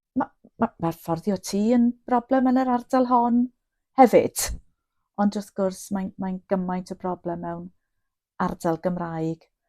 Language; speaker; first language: Welsh; non-native, local second language; English